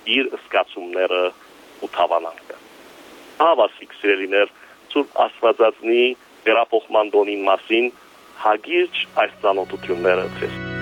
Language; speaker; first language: Armenian; early bilingual, heritage; Armenian